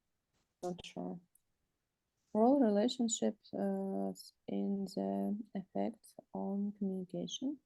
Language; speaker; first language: English; non-native, learner; Russian